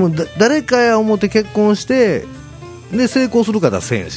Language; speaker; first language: Japanese; native; Japanese